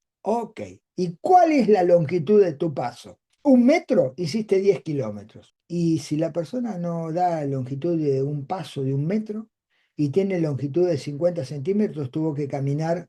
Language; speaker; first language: Spanish; native; Spanish